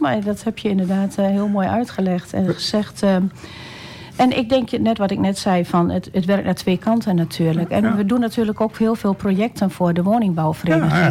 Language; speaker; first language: Dutch; native; Dutch